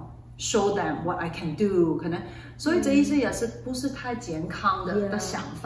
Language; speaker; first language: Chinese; early bilingual, other home language; Cantonese